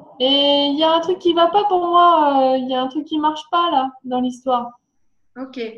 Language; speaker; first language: French; native; French